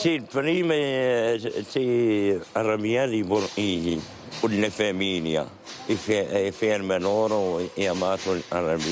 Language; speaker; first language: Italian; non-native, learner; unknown